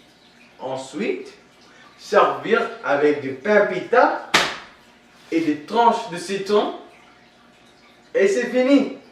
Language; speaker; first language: French; non-native, learner; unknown